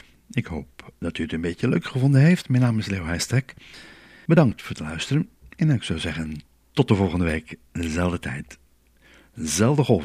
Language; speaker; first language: Dutch; native; Dutch